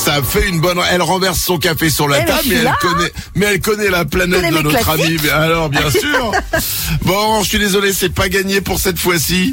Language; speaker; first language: French; native; French